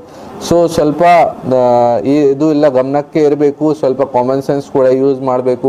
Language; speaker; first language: Kannada; non-native, local second language; Hindi